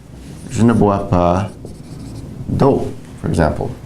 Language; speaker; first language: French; non-native, fluent; English